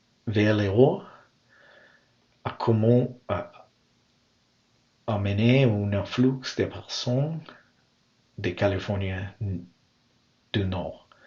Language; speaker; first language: French; non-native, learner; English